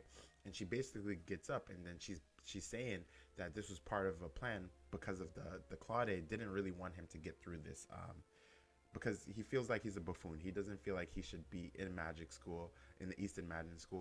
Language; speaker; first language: English; native; English